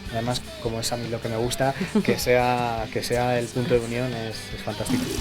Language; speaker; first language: Spanish; native; Spanish